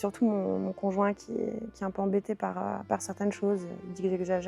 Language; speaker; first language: French; native; French